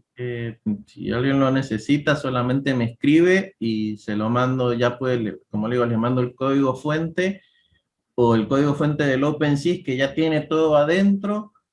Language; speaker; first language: Spanish; native; Spanish